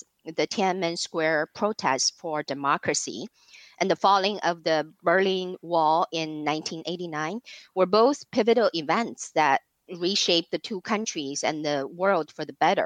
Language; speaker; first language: English; non-native, fluent; Chinese